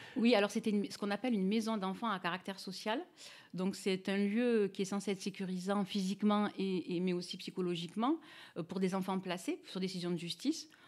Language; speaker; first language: French; native; French